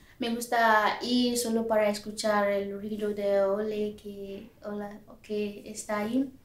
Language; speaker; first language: Spanish; non-native, learner; Yoruba